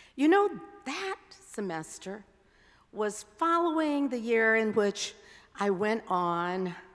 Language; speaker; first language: English; native; English